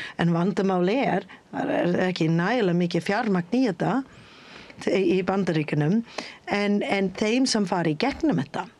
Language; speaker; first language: Icelandic; non-native, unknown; English